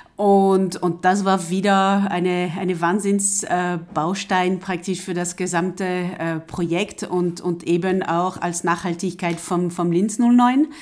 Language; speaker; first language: German; non-native, fluent; French